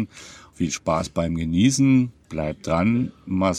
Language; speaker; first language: German; native; German